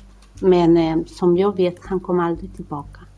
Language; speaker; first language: Swedish; non-native, fluent; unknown